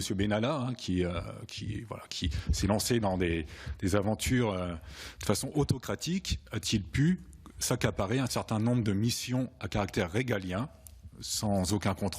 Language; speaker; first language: French; native; French